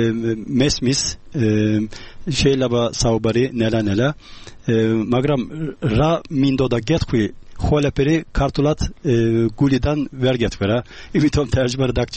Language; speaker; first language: Georgian; non-native, learner; Turkish